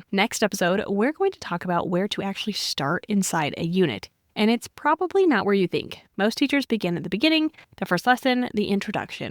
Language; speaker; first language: English; native; English